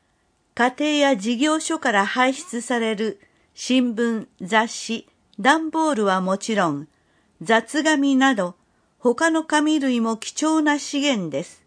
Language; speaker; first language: Japanese; native; Japanese